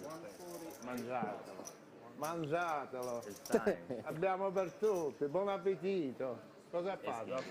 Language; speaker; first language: Italian; non-native, learner; Russian